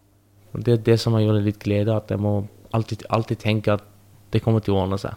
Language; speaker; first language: Norwegian; early bilingual, other home language; Persian